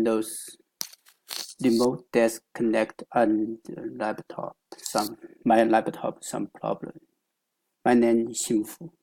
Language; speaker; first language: English; non-native, learner; Chinese